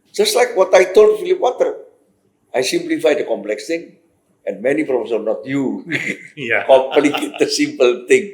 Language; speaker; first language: English; non-native, fluent; Indonesian